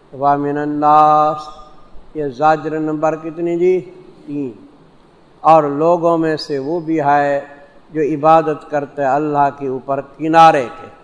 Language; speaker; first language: Urdu; non-native, local second language; Saraiki